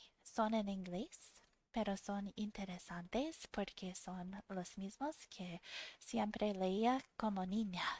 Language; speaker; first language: Spanish; non-native, fluent; English